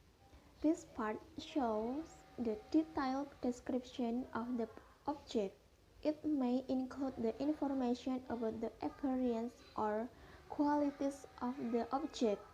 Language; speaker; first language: English; non-native, fluent; Indonesian